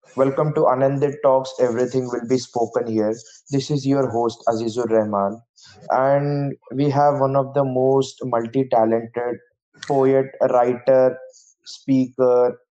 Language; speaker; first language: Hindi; non-native, local second language; Bangla